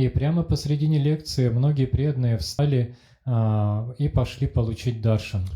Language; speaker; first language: Russian; native; Russian